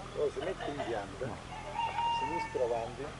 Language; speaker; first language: Italian; native; Italian